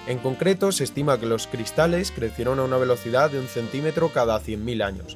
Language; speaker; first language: Spanish; native; Spanish